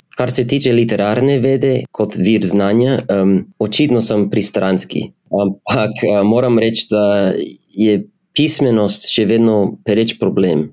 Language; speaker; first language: Slovenian; non-native, fluent; English